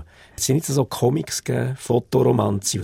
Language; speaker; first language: German; native; German